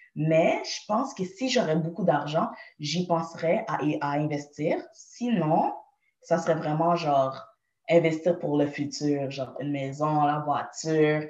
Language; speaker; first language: French; native; French